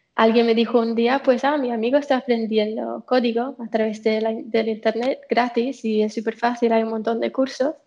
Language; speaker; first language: Spanish; non-native, fluent; English